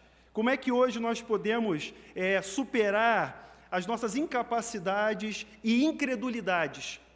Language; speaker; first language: Portuguese; native; Portuguese